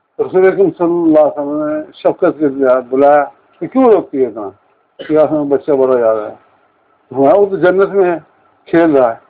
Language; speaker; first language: Urdu; non-native, local second language; Punjabi